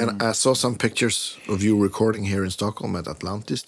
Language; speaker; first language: English; non-native, fluent; Swedish